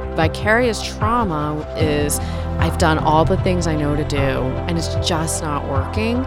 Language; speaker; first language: English; native; English